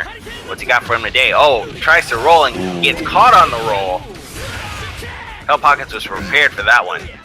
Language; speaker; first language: English; native; English